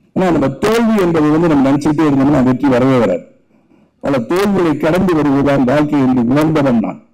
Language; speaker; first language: Tamil; native; Tamil